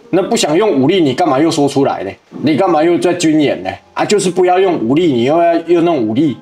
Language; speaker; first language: Chinese; native; Chinese